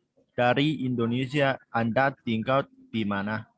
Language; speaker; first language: Indonesian; non-native, learner; Thai